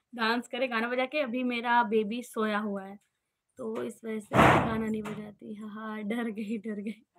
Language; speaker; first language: Hindi; native; Hindi